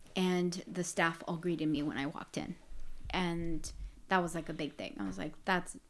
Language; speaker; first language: English; native; English